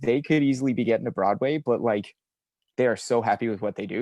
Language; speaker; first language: English; native; English